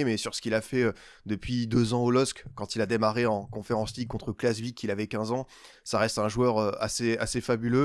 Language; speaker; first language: French; native; French